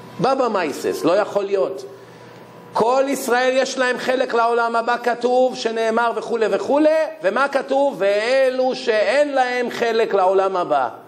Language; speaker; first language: Hebrew; native; Hebrew